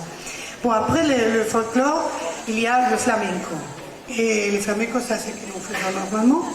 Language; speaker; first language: French; non-native, learner; Spanish